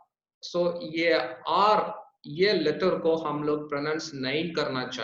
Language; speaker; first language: Hindi; non-native, local second language; Tamil